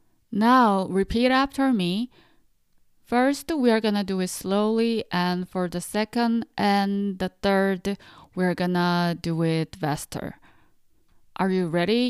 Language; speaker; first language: English; non-native, fluent; Korean